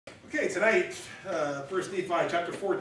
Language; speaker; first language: English; native; English